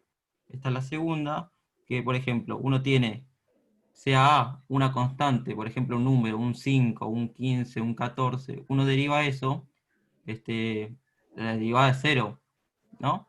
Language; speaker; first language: Spanish; native; Spanish